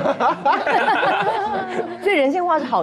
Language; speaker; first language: Chinese; native; Chinese